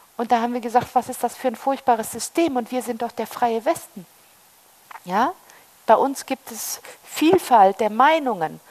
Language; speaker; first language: German; early bilingual, heritage; German